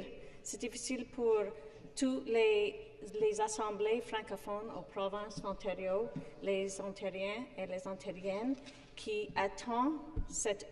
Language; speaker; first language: French; non-native, fluent; English